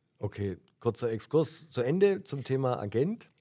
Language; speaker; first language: German; native; German